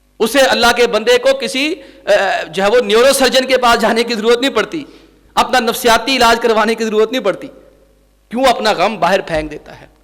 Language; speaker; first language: Urdu; non-native, local second language; Punjabi